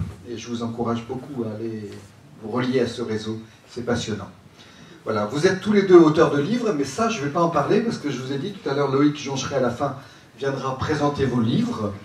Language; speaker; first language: French; native; French